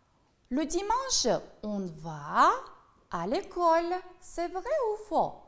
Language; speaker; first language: French; non-native, fluent; Uzbek